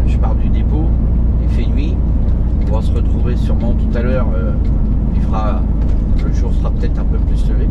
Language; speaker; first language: French; native; French